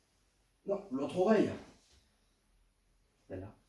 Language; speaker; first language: French; native; French